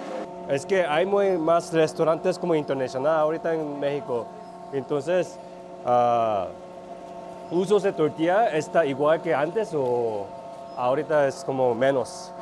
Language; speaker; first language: Spanish; non-native, learner; Korean